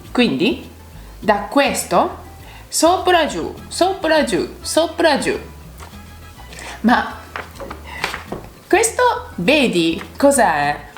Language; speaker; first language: Italian; non-native, learner; Japanese